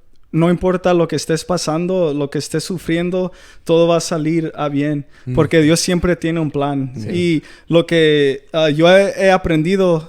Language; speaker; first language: Spanish; early bilingual, heritage; Spanish